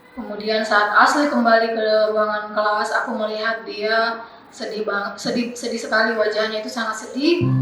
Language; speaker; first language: Indonesian; native; Indonesian